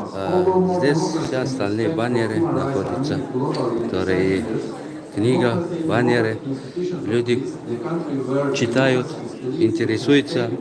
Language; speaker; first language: Russian; non-native, learner; Tajik